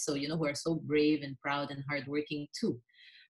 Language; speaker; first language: English; non-native, local second language; French